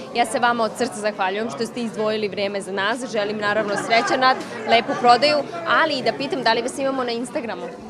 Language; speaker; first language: Serbian; native; Serbian